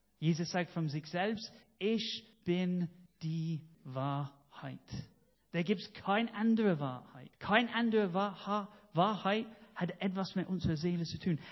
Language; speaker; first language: German; non-native, fluent; English